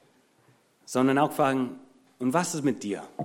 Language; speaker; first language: German; non-native, fluent; English